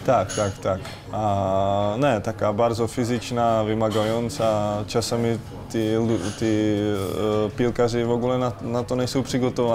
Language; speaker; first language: Polish; non-native, learner; Czech